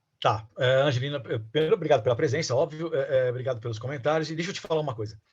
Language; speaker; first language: Portuguese; native; Portuguese